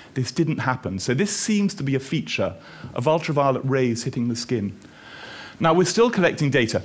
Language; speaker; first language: English; native; English